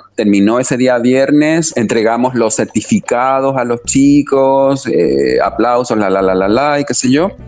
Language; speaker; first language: Spanish; native; Spanish